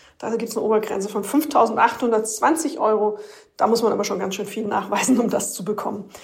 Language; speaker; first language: German; native; German